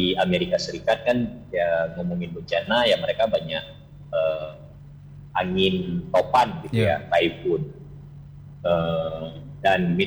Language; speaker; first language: Indonesian; non-native, local second language; Achinese